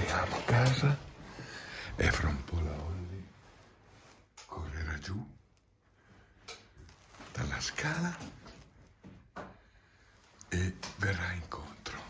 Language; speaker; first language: Italian; native; Italian